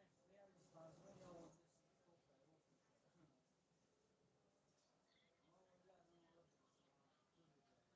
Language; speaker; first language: Russian; non-native, learner; Tajik